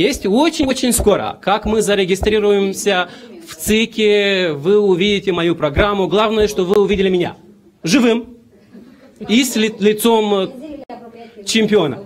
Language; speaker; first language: Russian; non-native, local second language; Romanian